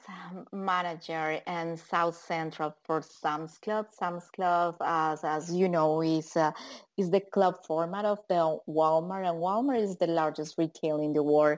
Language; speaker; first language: English; non-native, fluent; Spanish